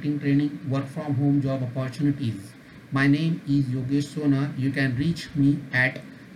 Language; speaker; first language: English; non-native, local second language; Marathi